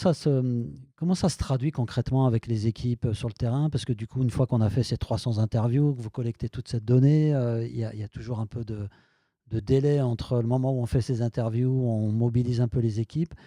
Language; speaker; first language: French; native; French